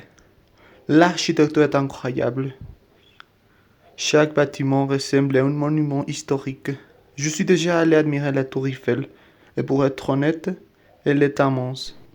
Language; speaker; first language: French; non-native, learner; Spanish